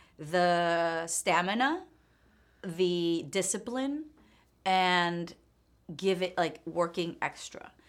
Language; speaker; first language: English; non-native, fluent; Spanish